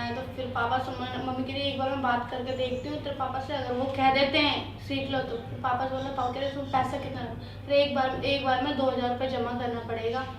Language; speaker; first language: Hindi; native; Hindi